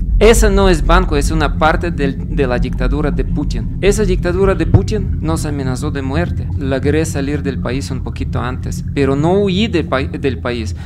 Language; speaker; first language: Spanish; non-native, fluent; Russian